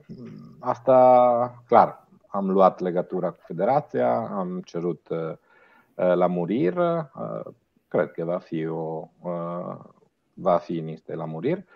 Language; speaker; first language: Romanian; non-native, fluent; Italian